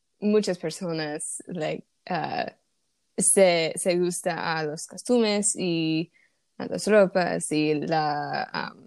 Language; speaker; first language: Spanish; non-native, learner; English